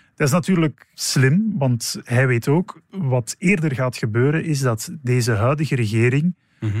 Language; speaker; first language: Dutch; native; Dutch